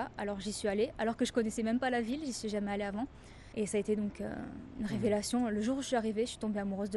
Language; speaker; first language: French; native; French